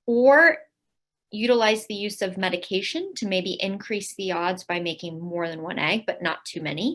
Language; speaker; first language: English; native; English